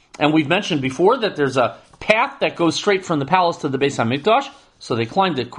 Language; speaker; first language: English; native; English